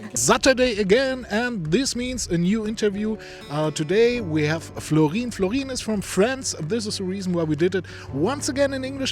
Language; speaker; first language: English; non-native, fluent; German